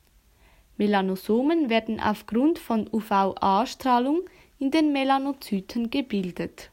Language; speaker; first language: German; native; German